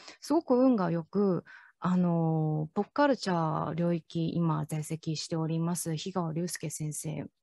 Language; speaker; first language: Japanese; non-native, fluent; Chinese